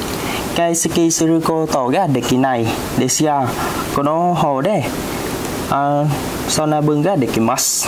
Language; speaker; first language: Japanese; non-native, learner; Vietnamese